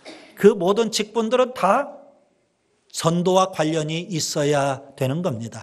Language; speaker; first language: Korean; native; Korean